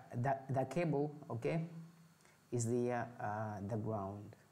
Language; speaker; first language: English; non-native, fluent; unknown